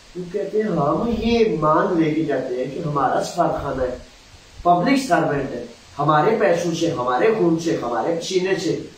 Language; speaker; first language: Urdu; non-native, local second language; Punjabi